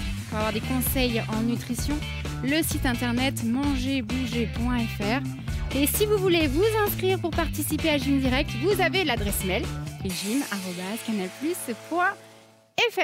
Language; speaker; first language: French; native; French